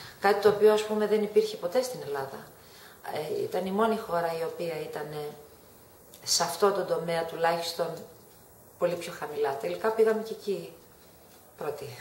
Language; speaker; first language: Greek; native; Greek